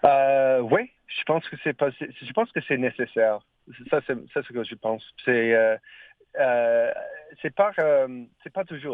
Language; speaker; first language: French; non-native, learner; English